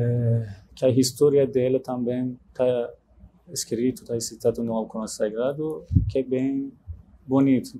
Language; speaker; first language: Portuguese; non-native, learner; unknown